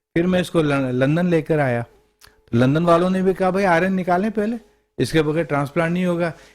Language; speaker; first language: Urdu; native; Urdu